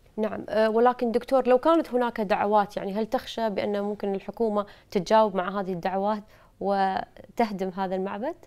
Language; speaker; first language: Arabic; native; Arabic